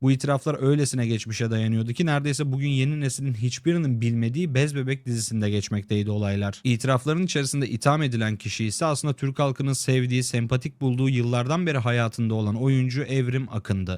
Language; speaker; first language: Turkish; native; Turkish